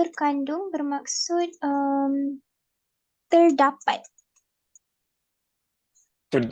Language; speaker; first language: Malay; native; Malay